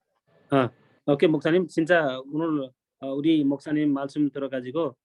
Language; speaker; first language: Korean; non-native, learner; Nepali